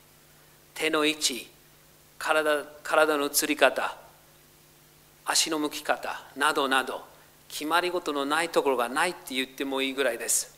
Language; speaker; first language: Japanese; non-native, fluent; English